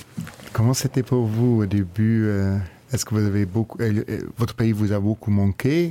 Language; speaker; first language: French; non-native, fluent; Luxembourgish